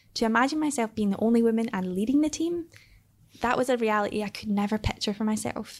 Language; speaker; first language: English; native; English